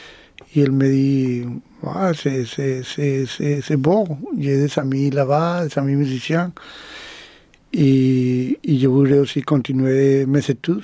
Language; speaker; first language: French; non-native, fluent; Spanish